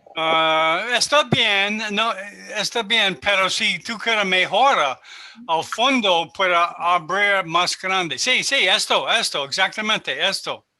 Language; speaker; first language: Spanish; non-native, learner; English